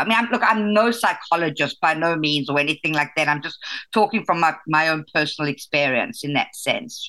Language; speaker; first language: English; native; English